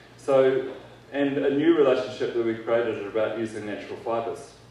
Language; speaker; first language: English; native; English